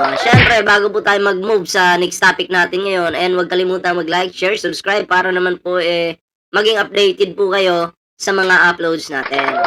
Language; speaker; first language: Filipino; non-native, local second language; Cebuano